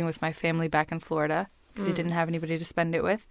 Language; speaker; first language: English; non-native, fluent; Spanish